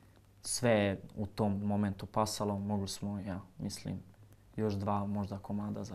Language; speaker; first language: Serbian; early bilingual, heritage; Croatian